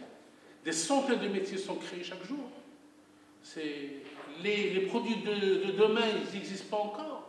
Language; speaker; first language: French; non-native, local second language; Arabic